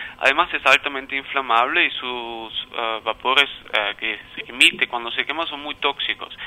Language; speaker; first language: Spanish; non-native, fluent; German